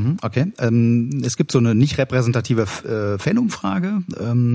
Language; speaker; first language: German; native; German